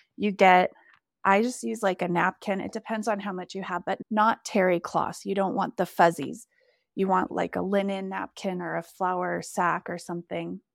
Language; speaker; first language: English; native; English